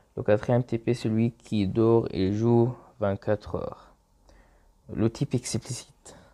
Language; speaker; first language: French; non-native, learner; Arabic